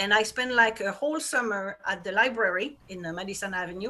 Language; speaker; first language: English; non-native, fluent; French